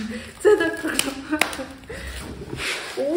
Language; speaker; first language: Korean; non-native, learner; Ukrainian